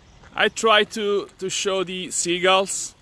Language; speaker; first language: English; non-native, fluent; Italian